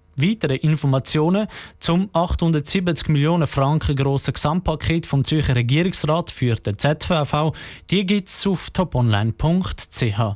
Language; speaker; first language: German; native; German